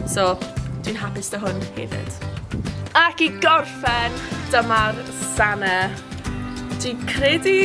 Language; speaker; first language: Welsh; non-native, local second language; English